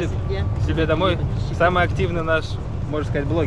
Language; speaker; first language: Russian; native; Russian